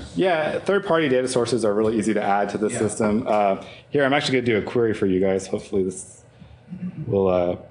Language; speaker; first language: English; native; English